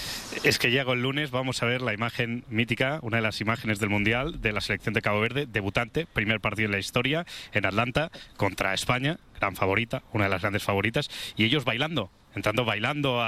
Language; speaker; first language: Spanish; native; Spanish